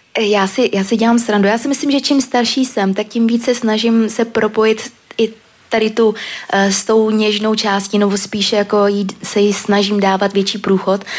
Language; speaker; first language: Czech; early bilingual, other home language; Vietnamese